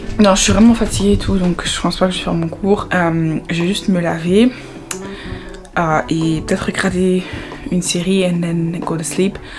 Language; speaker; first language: French; native; French